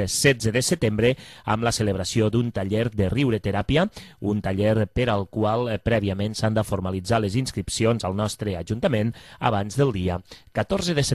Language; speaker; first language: Catalan; native; Catalan